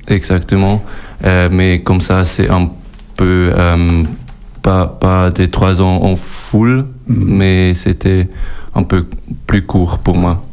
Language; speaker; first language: French; non-native, local second language; German